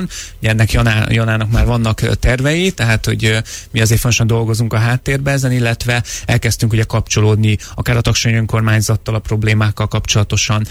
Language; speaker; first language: Hungarian; native; Hungarian